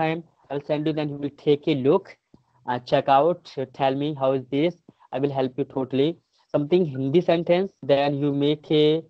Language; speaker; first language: English; non-native, fluent; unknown